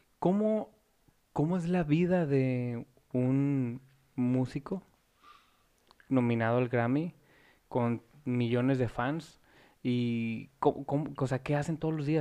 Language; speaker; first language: Spanish; native; Spanish